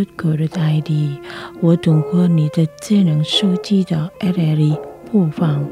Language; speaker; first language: Chinese; non-native, learner; Indonesian